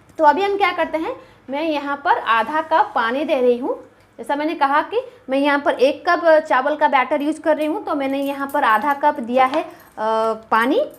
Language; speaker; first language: Hindi; non-native, local second language; Bangla